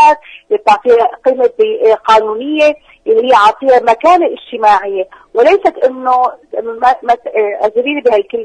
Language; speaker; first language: Arabic; native; Arabic